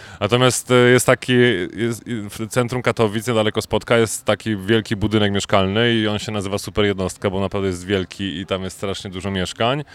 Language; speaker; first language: Polish; native; Polish